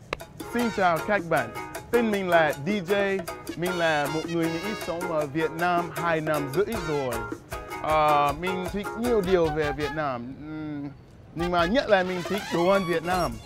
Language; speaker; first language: Vietnamese; non-native, fluent; English